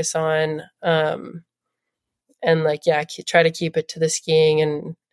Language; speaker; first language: English; native; English